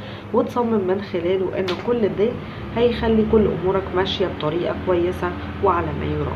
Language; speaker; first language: Arabic; native; Arabic